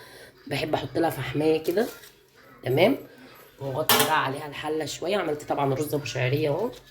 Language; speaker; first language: Arabic; native; Arabic